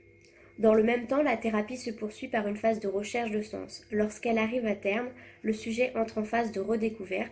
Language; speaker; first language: French; native; French